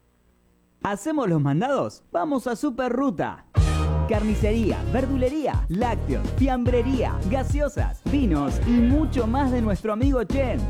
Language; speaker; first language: Spanish; native; Spanish